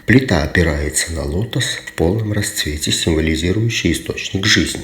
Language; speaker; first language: Russian; native; Russian